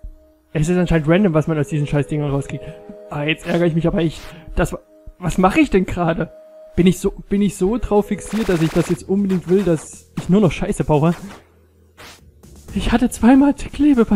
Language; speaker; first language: German; native; German